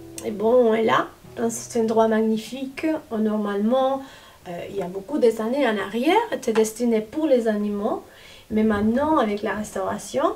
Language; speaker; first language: French; non-native, fluent; Spanish